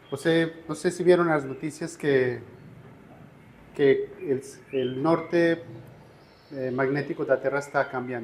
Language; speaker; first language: Portuguese; non-native, fluent; Spanish